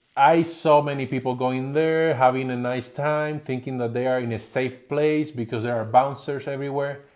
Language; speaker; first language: English; non-native, fluent; Spanish